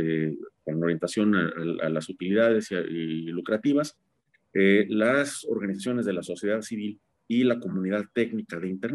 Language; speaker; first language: Spanish; native; Spanish